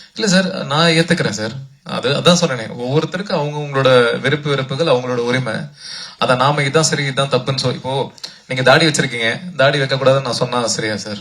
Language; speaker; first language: Tamil; native; Tamil